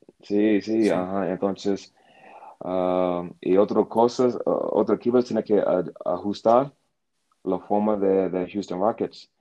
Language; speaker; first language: Spanish; non-native, learner; English